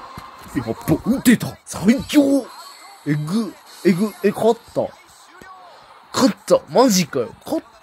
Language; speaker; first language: Japanese; native; Japanese